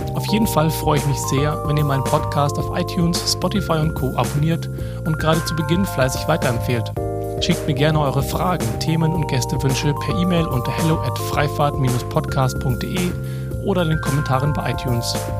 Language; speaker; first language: German; native; German